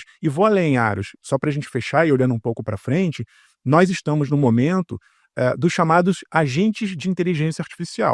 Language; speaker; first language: Portuguese; native; Portuguese